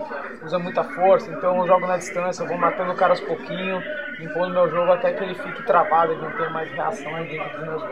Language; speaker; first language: Portuguese; native; Portuguese